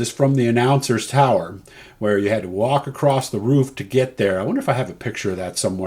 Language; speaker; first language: English; native; English